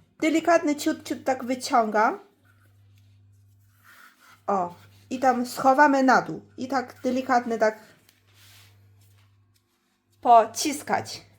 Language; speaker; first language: Polish; non-native, learner; Chinese